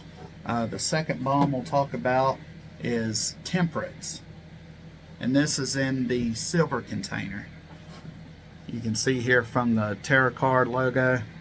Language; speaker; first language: English; native; English